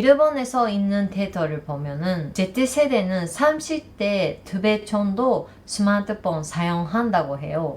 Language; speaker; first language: Korean; non-native, learner; Japanese